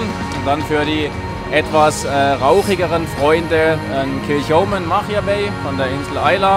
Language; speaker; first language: German; native; German